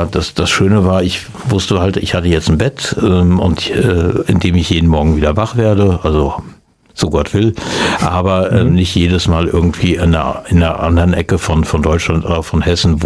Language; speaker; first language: German; native; German